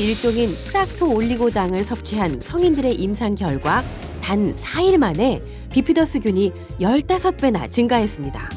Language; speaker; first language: Korean; native; Korean